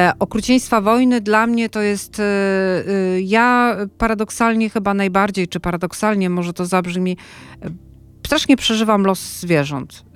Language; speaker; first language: Polish; native; Polish